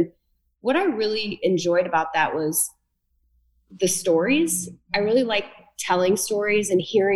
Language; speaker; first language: English; native; English